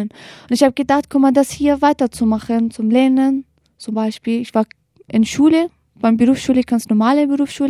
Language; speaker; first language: German; non-native, learner; Kurdish